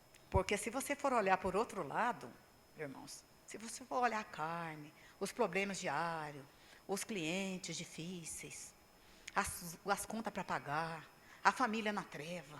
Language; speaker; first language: Portuguese; native; Portuguese